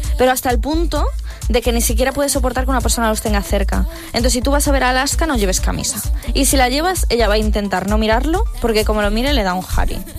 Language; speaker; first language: Spanish; native; Spanish